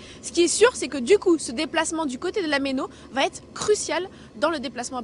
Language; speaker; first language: French; native; French